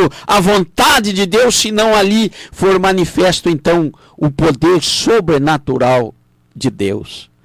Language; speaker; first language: Portuguese; native; Portuguese